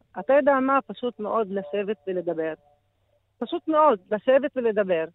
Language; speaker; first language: Hebrew; non-native, local second language; Arabic